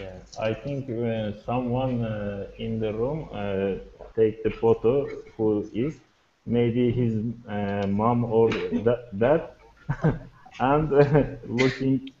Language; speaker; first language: English; non-native, learner; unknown